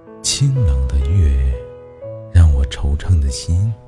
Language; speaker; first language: Chinese; native; Chinese